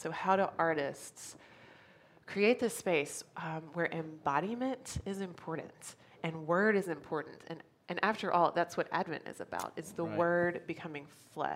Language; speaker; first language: English; native; English